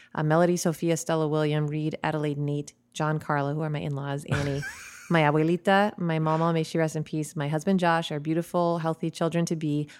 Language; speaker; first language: English; native; English